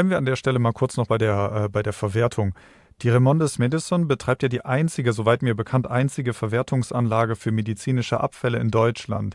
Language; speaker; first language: German; native; German